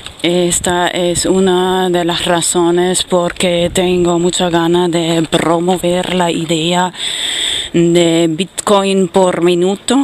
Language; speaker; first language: Spanish; non-native, fluent; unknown